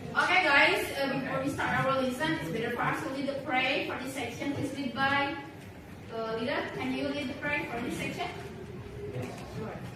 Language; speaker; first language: English; non-native, learner; Indonesian